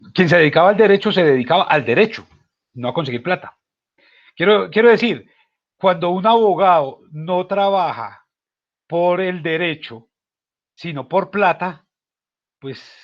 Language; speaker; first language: Spanish; native; Spanish